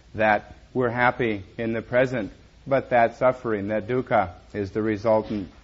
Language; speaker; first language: English; native; English